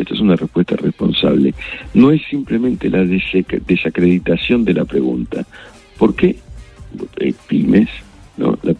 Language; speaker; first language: Spanish; native; Spanish